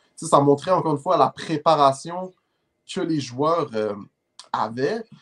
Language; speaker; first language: French; native; French